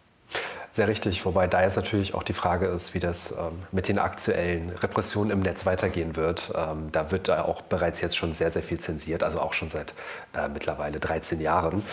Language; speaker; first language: German; native; German